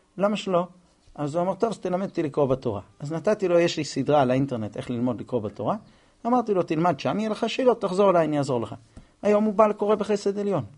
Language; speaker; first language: Hebrew; non-native, fluent; English